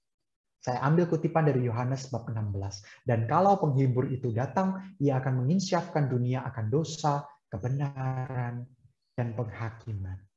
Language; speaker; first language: Indonesian; native; Indonesian